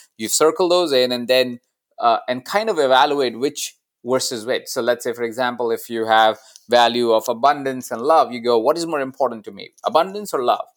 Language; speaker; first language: English; non-native, local second language; Hindi